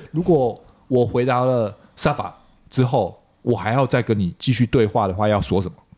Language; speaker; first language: Chinese; native; Chinese